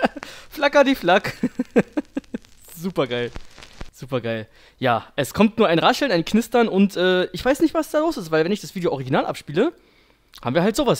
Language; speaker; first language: German; native; German